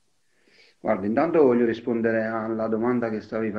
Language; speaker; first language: Italian; native; Italian